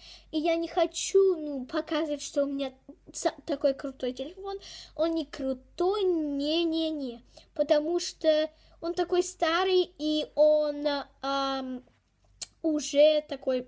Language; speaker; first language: Russian; early bilingual, heritage; Russian